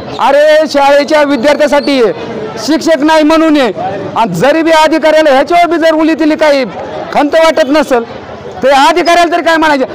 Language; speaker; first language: Marathi; native; Marathi